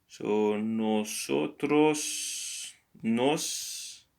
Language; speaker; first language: Spanish; non-native, learner; English